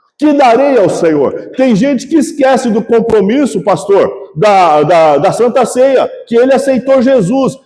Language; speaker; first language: Portuguese; native; Portuguese